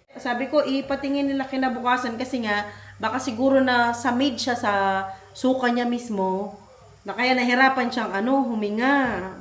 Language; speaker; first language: Filipino; non-native, local second language; Pampanga